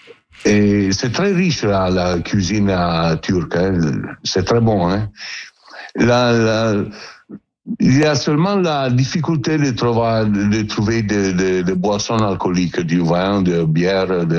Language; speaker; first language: French; non-native, learner; Italian